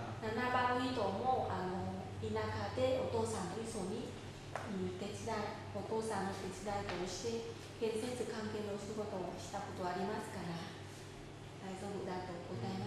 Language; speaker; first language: Japanese; non-native, fluent; Vietnamese